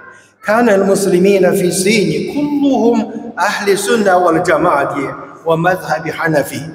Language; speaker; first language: Arabic; non-native, fluent; Chinese